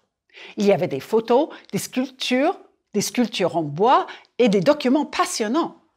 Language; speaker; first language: French; non-native, fluent; English